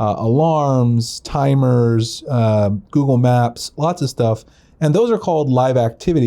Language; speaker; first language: English; native; English